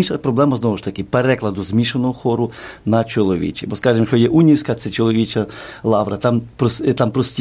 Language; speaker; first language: Ukrainian; native; Ukrainian